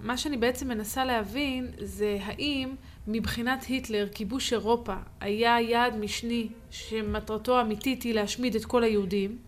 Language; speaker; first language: Hebrew; native; Hebrew